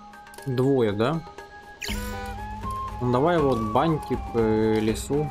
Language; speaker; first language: Russian; native; Russian